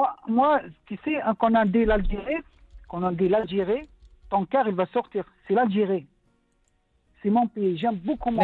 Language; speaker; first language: French; non-native, local second language; Arabic